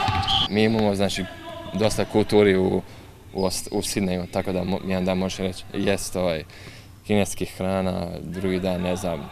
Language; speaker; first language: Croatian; early bilingual, heritage; English